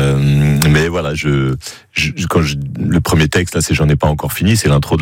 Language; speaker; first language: French; native; French